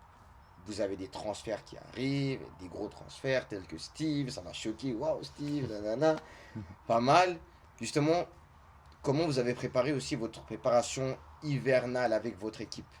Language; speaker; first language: French; native; French